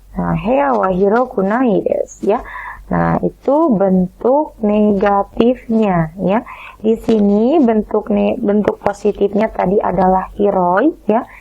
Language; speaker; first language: Indonesian; native; Indonesian